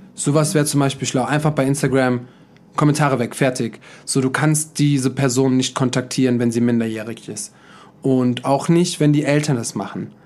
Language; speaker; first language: German; native; German